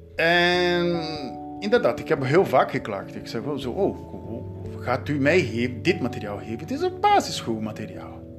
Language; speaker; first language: Dutch; non-native, learner; Portuguese